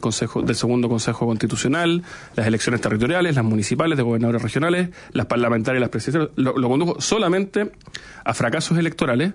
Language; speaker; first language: Spanish; native; Spanish